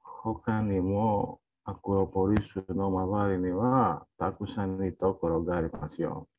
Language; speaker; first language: Japanese; non-native, learner; Greek